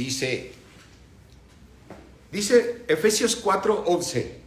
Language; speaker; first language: Spanish; native; Spanish